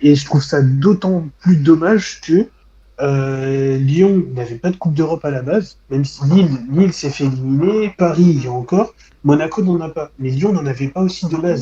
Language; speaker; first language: French; native; French